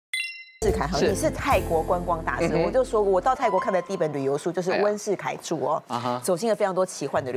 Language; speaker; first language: Chinese; native; Chinese